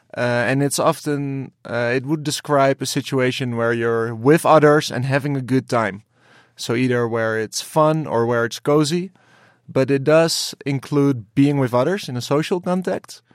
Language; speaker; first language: English; non-native, fluent; Dutch